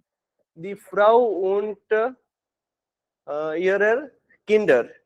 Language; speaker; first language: German; non-native, learner; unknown